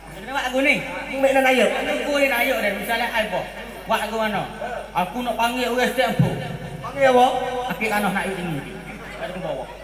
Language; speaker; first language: Malay; native; Malay